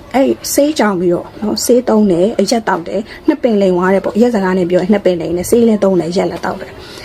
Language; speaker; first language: Burmese; native; Burmese